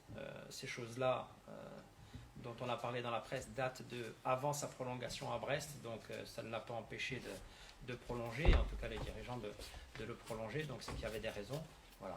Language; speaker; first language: French; native; French